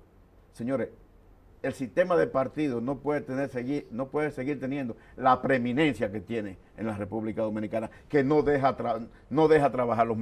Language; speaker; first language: Spanish; native; Spanish